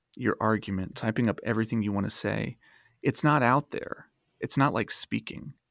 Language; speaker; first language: English; native; English